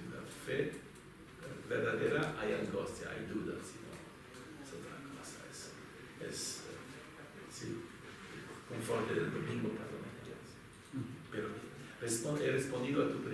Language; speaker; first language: Spanish; non-native, fluent; French